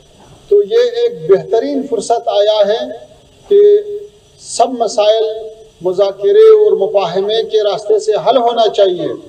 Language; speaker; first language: Hindi; non-native, fluent; Pashto